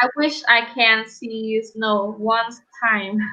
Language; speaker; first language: English; non-native, learner; Vietnamese